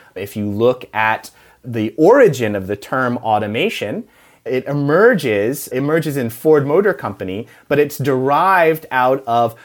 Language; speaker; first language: English; native; English